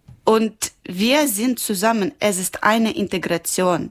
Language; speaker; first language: German; non-native, learner; Ukrainian